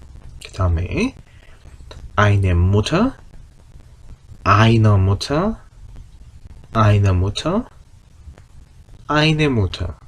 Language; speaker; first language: German; non-native, fluent; Korean